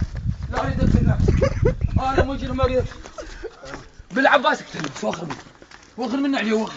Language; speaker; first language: Arabic; native; Arabic